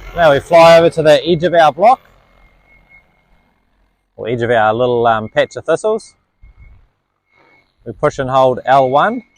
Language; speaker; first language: English; native; English